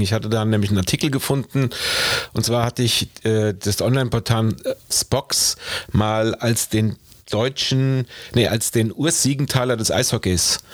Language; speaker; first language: German; native; German